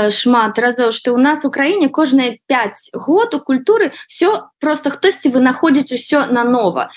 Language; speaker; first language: Belarusian; native; Belarusian